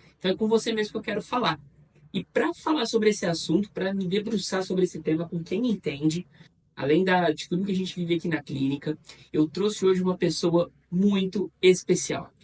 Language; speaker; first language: Portuguese; native; Portuguese